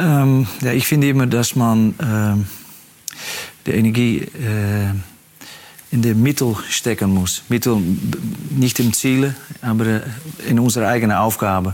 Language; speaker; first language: German; non-native, fluent; Dutch